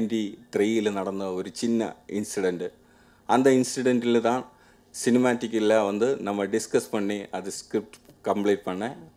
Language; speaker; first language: Tamil; non-native, learner; Malayalam